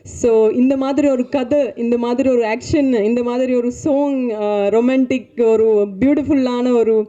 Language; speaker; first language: Tamil; non-native, learner; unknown